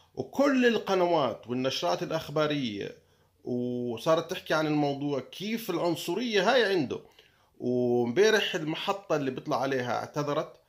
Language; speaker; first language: Arabic; native; Arabic